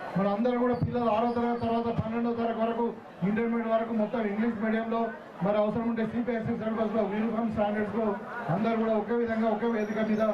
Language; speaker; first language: Telugu; native; Telugu